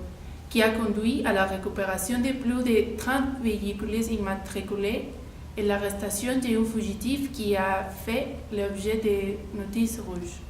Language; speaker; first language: French; non-native, learner; Spanish